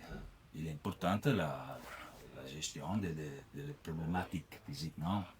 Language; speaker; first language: French; non-native, learner; Italian